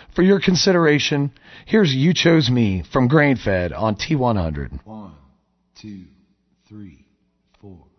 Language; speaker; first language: English; native; English